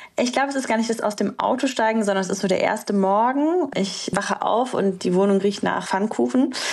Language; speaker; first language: German; early bilingual, other home language; Romanian